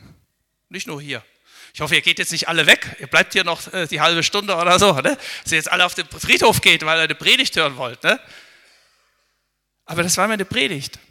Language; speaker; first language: German; native; German